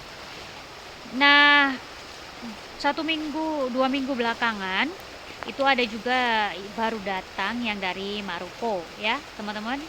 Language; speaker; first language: Indonesian; native; Indonesian